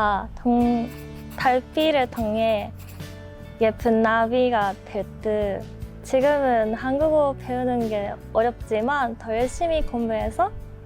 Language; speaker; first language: Korean; non-native, learner; Japanese